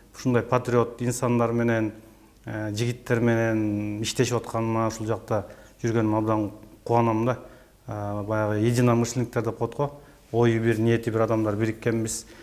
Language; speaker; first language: Kyrgyz; native; Kyrgyz